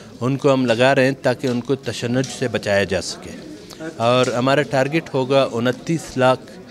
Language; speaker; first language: Urdu; non-native, local second language; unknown